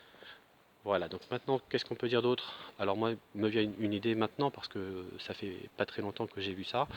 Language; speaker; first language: French; native; French